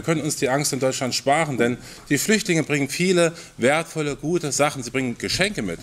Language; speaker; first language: German; native; German